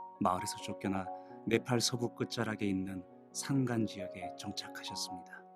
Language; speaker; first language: Korean; non-native, fluent; Nepali